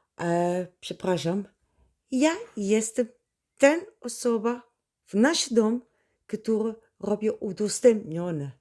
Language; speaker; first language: Polish; non-native, learner; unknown